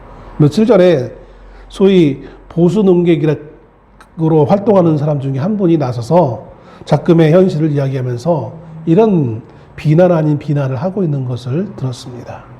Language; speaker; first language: Korean; native; Korean